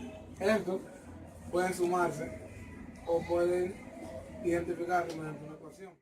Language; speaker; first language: Spanish; native; Spanish